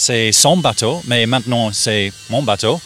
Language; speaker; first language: French; non-native, learner; English